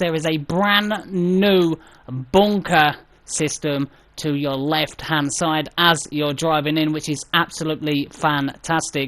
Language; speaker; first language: English; native; English